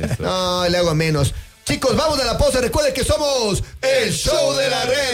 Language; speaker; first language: Spanish; native; Spanish